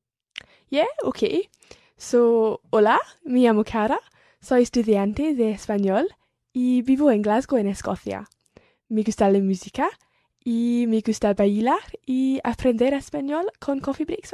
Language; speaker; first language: Spanish; non-native, learner; English